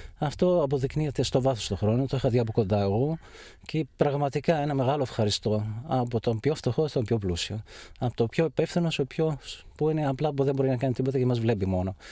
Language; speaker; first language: Greek; non-native, fluent; Arabic